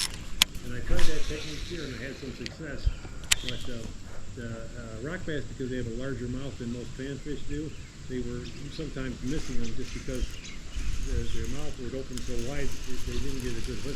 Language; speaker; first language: English; native; English